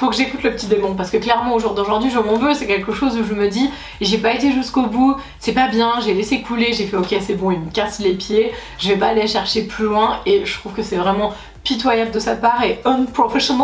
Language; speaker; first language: French; native; French